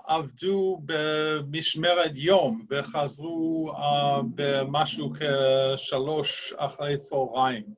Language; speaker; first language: Hebrew; non-native, fluent; English